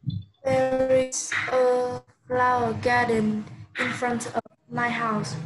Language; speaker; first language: English; non-native, learner; Vietnamese